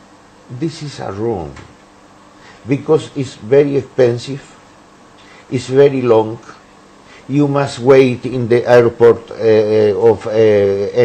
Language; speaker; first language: English; non-native, learner; Spanish